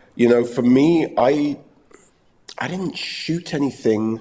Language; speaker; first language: English; native; English